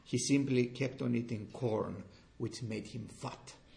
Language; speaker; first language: English; non-native, fluent; Greek